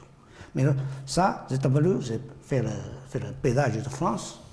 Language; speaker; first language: French; non-native, learner; Chinese